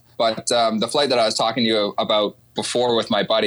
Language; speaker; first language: English; native; English